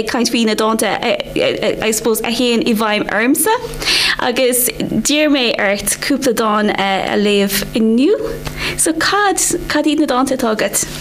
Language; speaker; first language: Irish; non-native, local second language; English